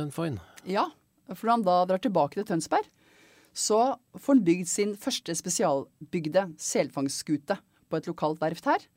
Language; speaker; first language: Norwegian; native; Norwegian